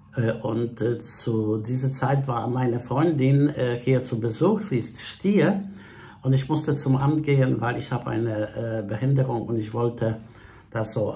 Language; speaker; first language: German; non-native, fluent; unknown